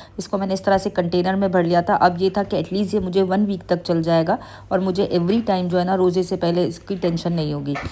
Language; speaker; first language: Urdu; native; Urdu